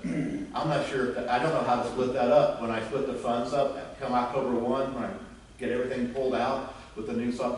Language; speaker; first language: English; native; English